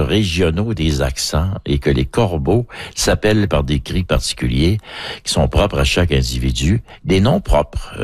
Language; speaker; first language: French; native; French